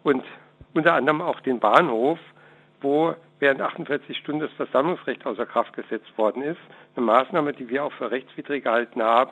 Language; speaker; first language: German; native; German